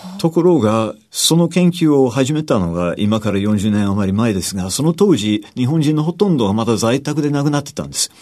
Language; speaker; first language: Japanese; non-native, fluent; English